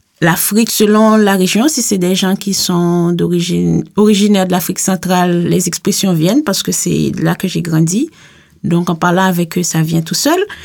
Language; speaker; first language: French; native; French